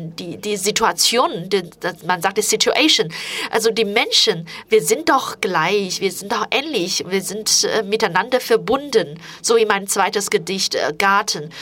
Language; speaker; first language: German; non-native, fluent; Chinese